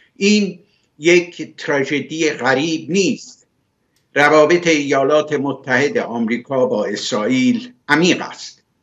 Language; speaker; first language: Persian; native; Persian